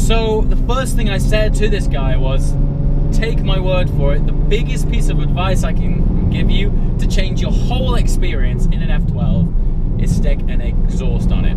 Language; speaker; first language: English; native; English